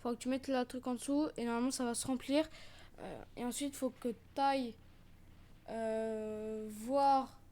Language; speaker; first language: French; native; French